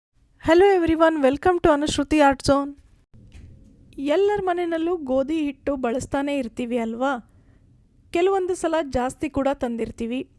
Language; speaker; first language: Kannada; native; Kannada